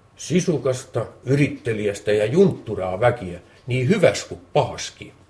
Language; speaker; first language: Finnish; native; Finnish